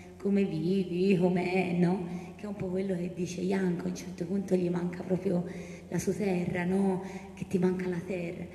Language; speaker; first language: Italian; native; Italian